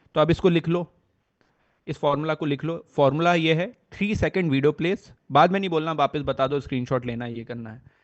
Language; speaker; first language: Hindi; native; Hindi